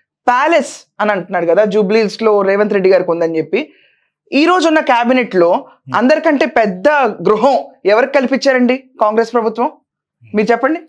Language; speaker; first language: Telugu; native; Telugu